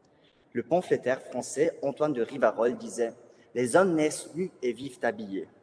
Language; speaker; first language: French; native; French